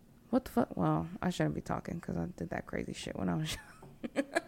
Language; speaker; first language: English; early bilingual, other home language; Spanish